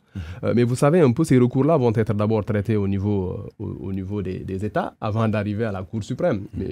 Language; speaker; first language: French; non-native, local second language; Wolof